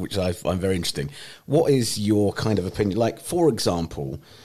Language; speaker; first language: English; native; English